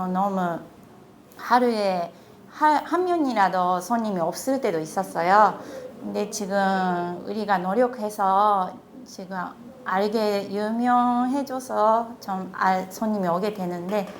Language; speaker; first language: Korean; non-native, fluent; Japanese